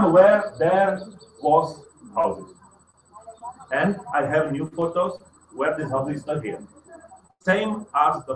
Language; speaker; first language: English; non-native, learner; Slovak